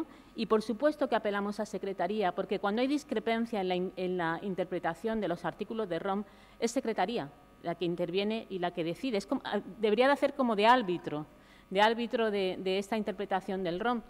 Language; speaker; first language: Spanish; native; Spanish